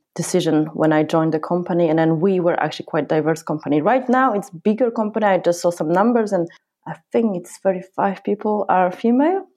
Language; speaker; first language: English; non-native, fluent; Polish